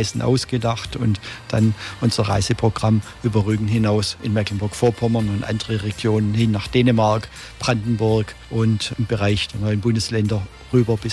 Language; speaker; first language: German; native; German